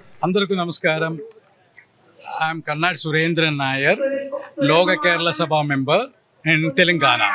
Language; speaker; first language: Telugu; non-native, local second language; Malayalam